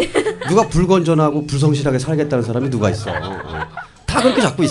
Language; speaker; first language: Korean; native; Korean